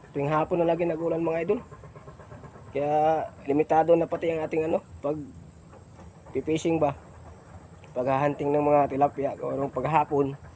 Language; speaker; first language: Filipino; non-native, local second language; Cebuano